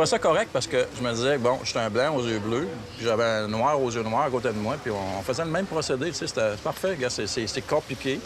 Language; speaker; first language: French; native; French